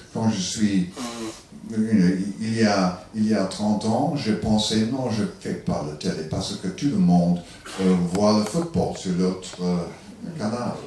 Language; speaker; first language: French; non-native, learner; English